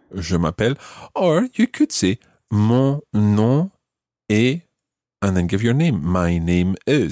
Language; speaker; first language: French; non-native, fluent; English